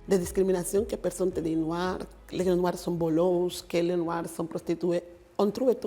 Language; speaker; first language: French; non-native, fluent; Spanish